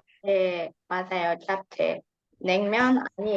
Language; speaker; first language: Korean; non-native, fluent; Indonesian